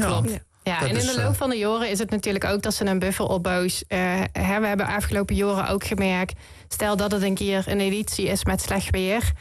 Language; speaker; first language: Dutch; native; Dutch